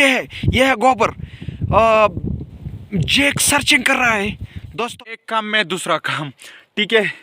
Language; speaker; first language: Hindi; non-native, local second language; Pashto